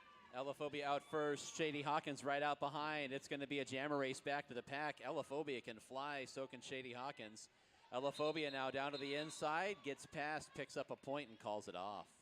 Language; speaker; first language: English; native; English